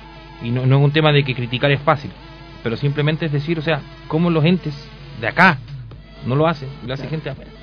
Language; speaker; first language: Spanish; native; Spanish